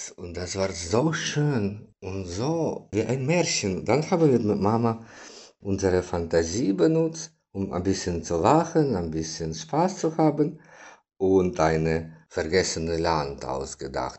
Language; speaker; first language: German; non-native, learner; Ukrainian